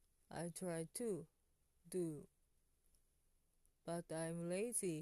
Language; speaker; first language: English; non-native, learner; Japanese